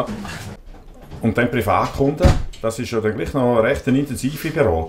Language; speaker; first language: German; native; German